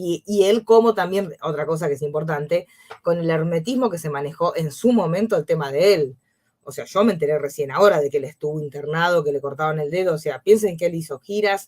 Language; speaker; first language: Spanish; native; Spanish